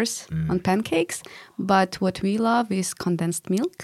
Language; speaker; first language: English; non-native, fluent; Russian